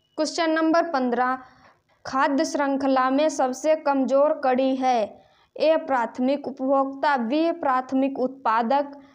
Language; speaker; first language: Hindi; native; Hindi